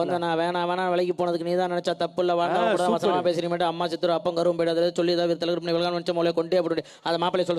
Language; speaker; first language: Tamil; native; Tamil